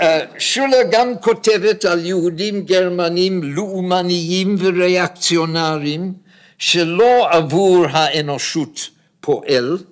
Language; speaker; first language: Hebrew; non-native, fluent; English